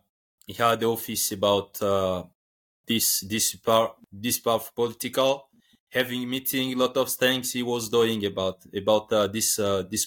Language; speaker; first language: English; non-native, learner; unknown